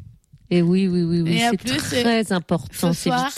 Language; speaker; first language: French; native; French